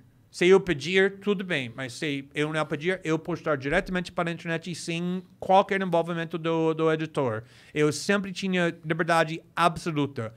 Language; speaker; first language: Portuguese; non-native, fluent; English